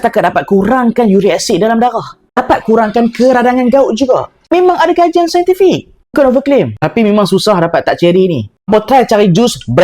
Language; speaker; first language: Malay; native; Malay